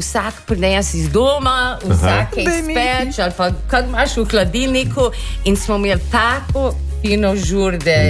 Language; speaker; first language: Slovenian; early bilingual, heritage; Slovenian